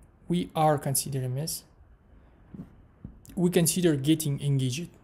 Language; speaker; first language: English; non-native, fluent; Kazakh